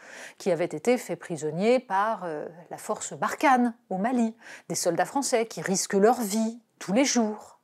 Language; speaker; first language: French; native; French